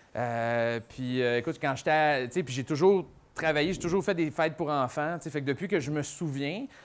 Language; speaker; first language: French; native; French